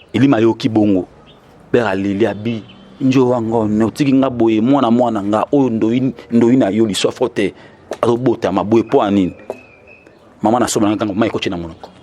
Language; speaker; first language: Lingala; native; Lingala